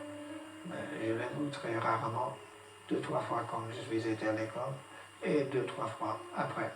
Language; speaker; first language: French; non-native, fluent; English